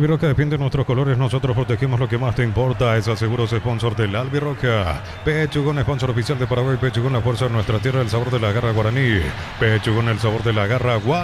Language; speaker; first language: Spanish; native; Spanish